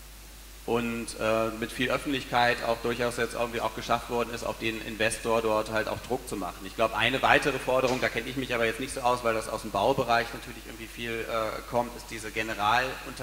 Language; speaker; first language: German; native; German